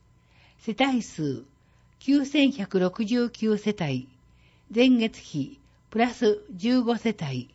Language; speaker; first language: Japanese; native; Japanese